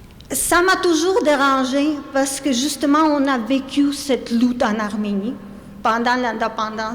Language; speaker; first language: French; non-native, fluent; Armenian